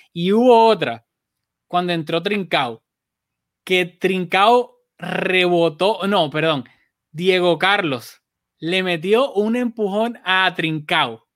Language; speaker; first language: Spanish; native; Spanish